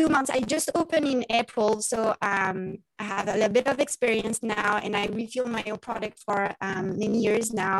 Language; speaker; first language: English; non-native, fluent; French